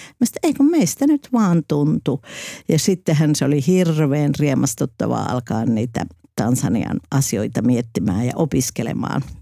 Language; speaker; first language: Finnish; native; Finnish